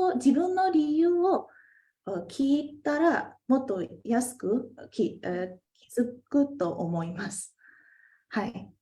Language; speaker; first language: Japanese; non-native, fluent; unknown